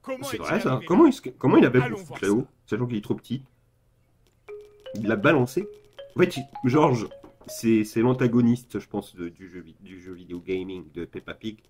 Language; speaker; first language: French; native; French